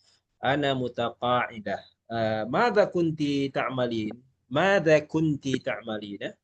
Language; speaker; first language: Arabic; non-native, fluent; Malay